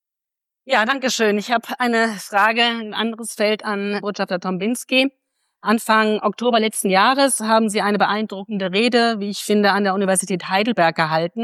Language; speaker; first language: German; native; German